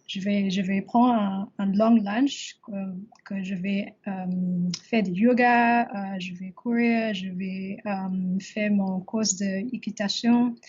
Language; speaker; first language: French; non-native, learner; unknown